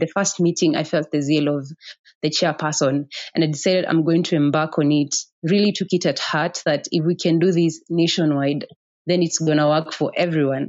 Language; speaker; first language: English; non-native, local second language; Kikuyu